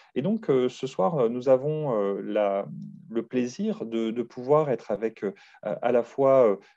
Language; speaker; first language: French; native; French